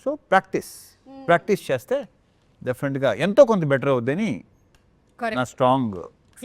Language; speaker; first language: Telugu; native; Telugu